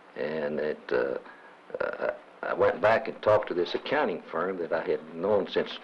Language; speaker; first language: English; native; English